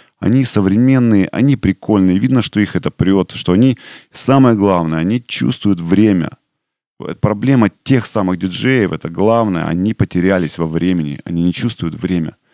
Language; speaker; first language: Russian; native; Russian